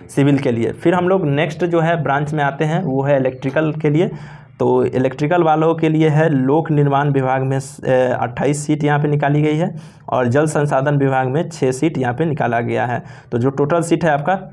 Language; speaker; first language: Hindi; native; Hindi